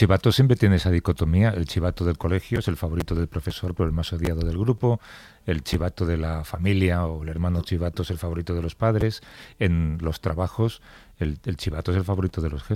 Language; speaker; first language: Spanish; native; Spanish